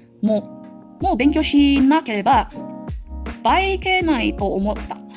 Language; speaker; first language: Japanese; non-native, learner; English